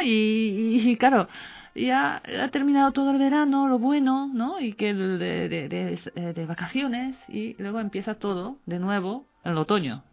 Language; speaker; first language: Spanish; non-native, fluent; Japanese